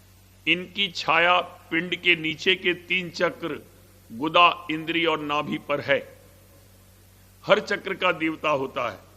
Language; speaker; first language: Hindi; native; Hindi